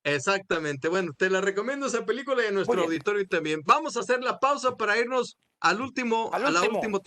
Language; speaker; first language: Spanish; native; Spanish